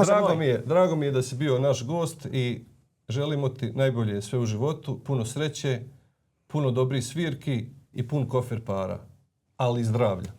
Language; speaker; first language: Bosnian; native; Bosnian